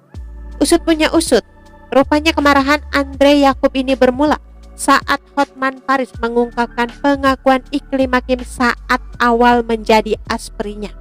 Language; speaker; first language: Indonesian; native; Indonesian